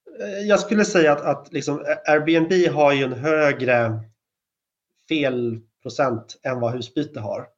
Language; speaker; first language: Swedish; native; Swedish